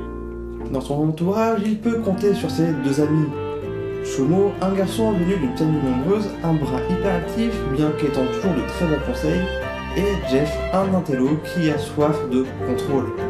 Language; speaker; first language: French; native; French